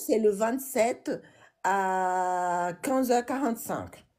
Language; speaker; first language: French; non-native, learner; Portuguese